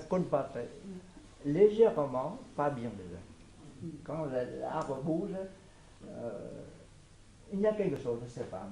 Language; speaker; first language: French; non-native, fluent; Vietnamese